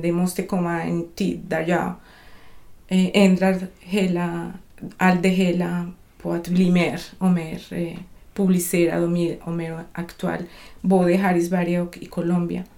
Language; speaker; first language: Swedish; non-native, fluent; Spanish